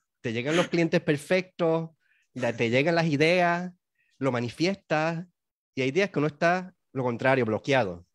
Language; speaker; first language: Spanish; native; Spanish